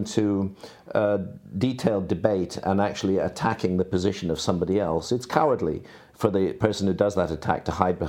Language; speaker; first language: English; native; English